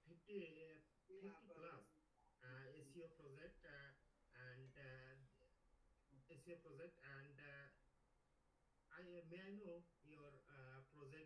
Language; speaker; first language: English; non-native, learner; Bangla